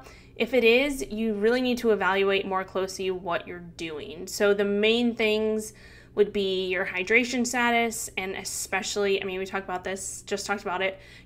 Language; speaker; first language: English; native; English